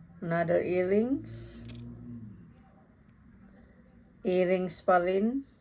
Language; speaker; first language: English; non-native, local second language; Filipino